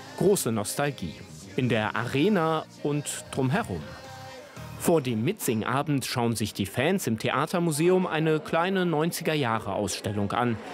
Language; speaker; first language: German; native; German